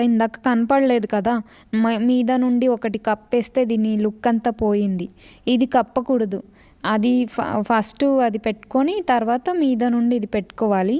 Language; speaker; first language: Telugu; non-native, local second language; Lambadi